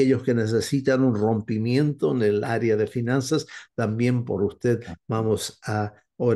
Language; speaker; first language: Spanish; non-native, fluent; English